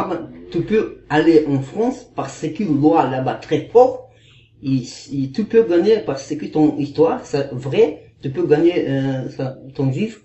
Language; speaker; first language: French; non-native, learner; Kazakh